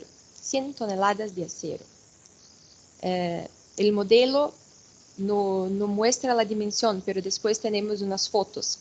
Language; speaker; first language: Spanish; non-native, fluent; Portuguese